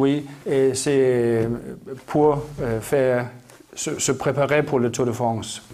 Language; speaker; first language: French; non-native, learner; Danish